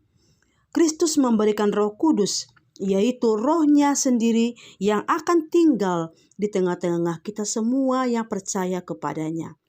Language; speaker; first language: Indonesian; native; Indonesian